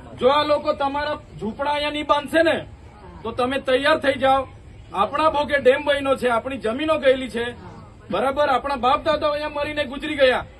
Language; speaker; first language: Gujarati; non-native, local second language; Vasavi